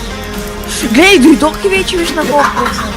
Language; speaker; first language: Bulgarian; native; Bulgarian